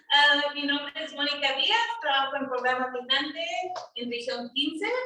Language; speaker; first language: Spanish; early bilingual, heritage; Spanish